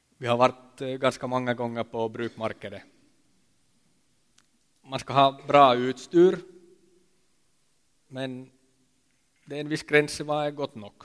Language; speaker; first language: Swedish; non-native, local second language; Finnish